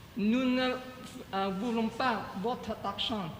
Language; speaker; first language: French; non-native, learner; Chinese